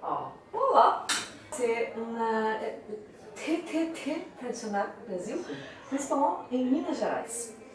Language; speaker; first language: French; non-native, learner; Portuguese